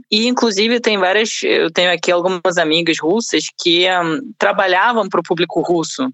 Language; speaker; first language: Portuguese; non-native, fluent; Russian